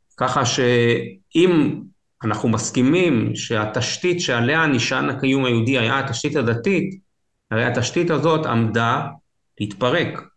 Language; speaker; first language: Hebrew; native; Hebrew